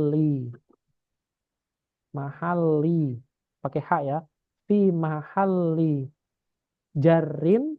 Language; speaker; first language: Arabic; non-native, fluent; Indonesian